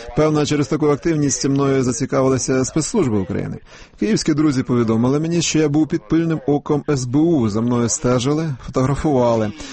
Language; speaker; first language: Ukrainian; non-native, fluent; Italian